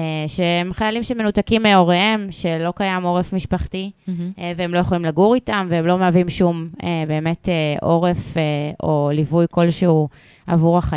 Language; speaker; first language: Hebrew; native; Hebrew